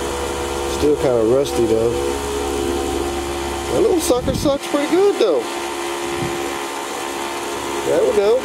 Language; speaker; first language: English; native; English